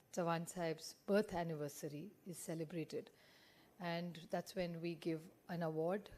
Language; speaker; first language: English; non-native, local second language; Marathi